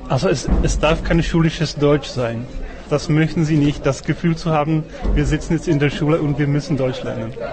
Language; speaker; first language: German; non-native, fluent; Czech